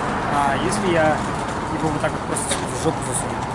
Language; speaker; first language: Russian; native; Russian